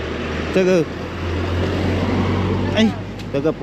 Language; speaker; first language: Chinese; non-native, learner; Filipino